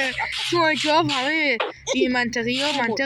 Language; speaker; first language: Persian; native; Persian